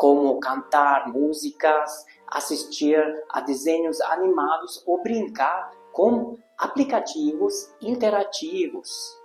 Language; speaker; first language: Portuguese; non-native, fluent; Hungarian